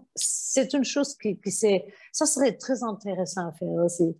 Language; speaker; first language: French; non-native, fluent; Portuguese